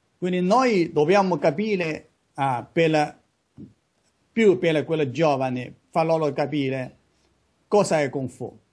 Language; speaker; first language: Italian; non-native, learner; Chinese